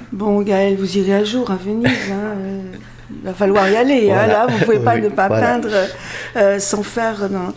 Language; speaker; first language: French; native; French